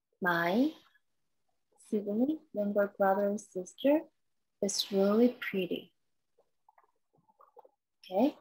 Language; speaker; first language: English; non-native, learner; Korean